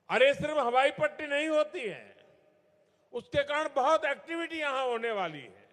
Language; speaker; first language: Hindi; non-native, local second language; Gujarati